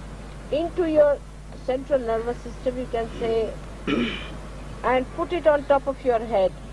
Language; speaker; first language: English; non-native, local second language; Hindi